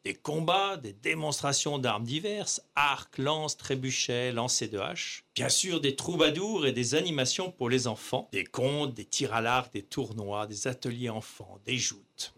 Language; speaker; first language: French; native; French